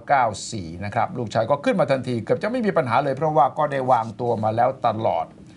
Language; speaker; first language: Thai; native; Thai